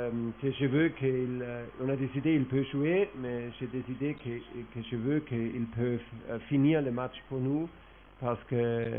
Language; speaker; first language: French; non-native, fluent; German